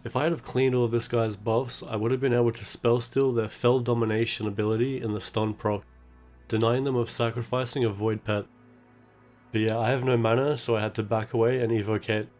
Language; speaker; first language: English; native; English